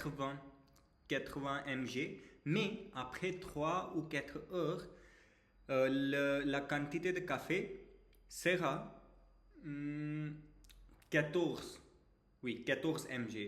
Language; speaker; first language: French; non-native, learner; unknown